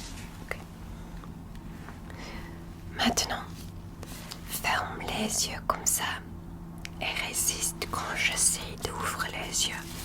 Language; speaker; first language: French; non-native, learner; English